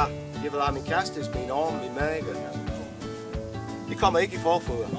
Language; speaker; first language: Danish; non-native, fluent; English